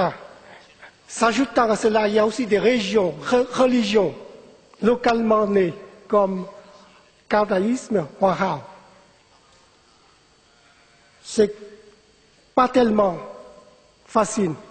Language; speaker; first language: French; non-native, fluent; Vietnamese